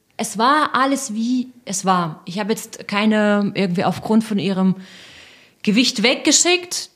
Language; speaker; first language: German; non-native, fluent; Russian